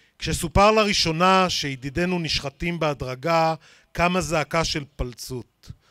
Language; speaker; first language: Hebrew; native; Hebrew